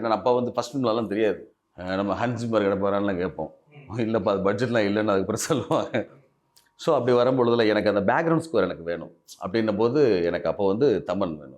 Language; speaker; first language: Tamil; native; Tamil